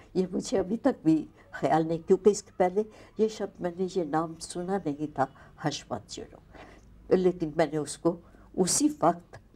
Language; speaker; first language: Urdu; non-native, local second language; Punjabi